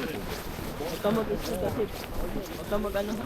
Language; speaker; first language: Filipino; native; Filipino